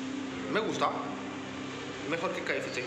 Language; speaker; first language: Spanish; non-native, fluent; French